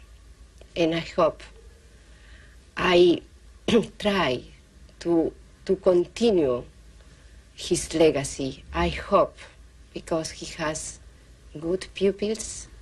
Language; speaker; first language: English; non-native, learner; Spanish